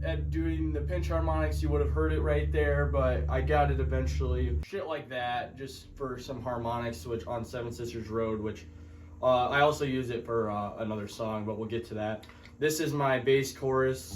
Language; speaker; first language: English; native; English